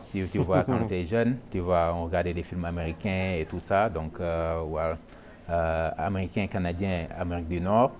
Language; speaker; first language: French; non-native, local second language; Wolof